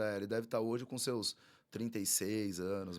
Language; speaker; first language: Portuguese; native; Portuguese